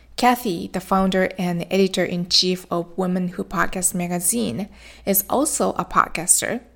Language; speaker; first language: English; non-native, fluent; Japanese